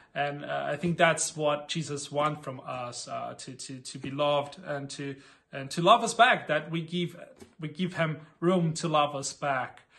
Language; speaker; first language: English; non-native, fluent; Portuguese